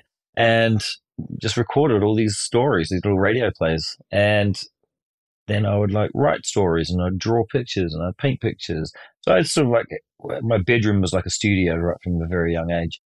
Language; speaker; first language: English; native; English